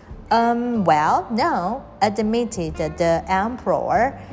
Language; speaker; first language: English; non-native, fluent; Chinese